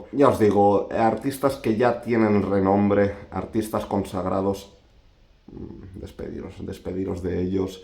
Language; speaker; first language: Spanish; native; Spanish